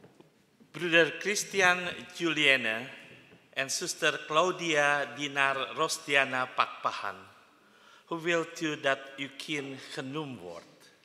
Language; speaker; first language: Dutch; non-native, fluent; Indonesian